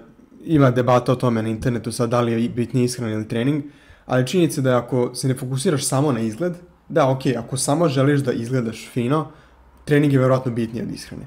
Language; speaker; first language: Serbian; native; Serbian